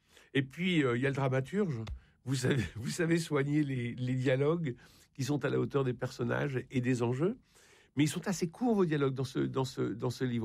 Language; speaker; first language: French; native; French